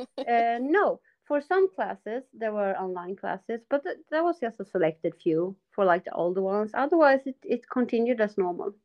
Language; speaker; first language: English; non-native, fluent; Swedish